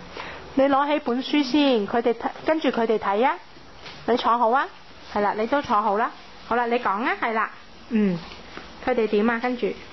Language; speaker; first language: Cantonese; native; Cantonese